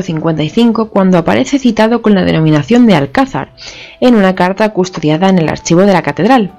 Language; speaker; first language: Spanish; native; Spanish